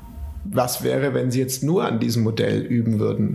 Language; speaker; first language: German; native; German